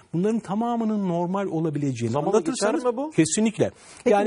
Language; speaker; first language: Turkish; native; Turkish